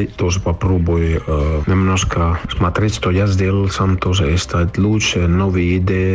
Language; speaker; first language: Russian; non-native, fluent; Finnish